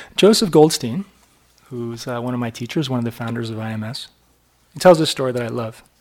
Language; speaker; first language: English; native; English